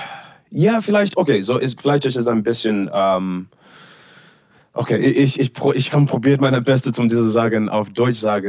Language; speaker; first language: German; non-native, learner; English